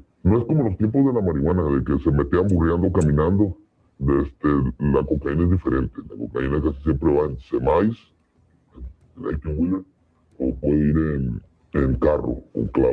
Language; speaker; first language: Spanish; native; Spanish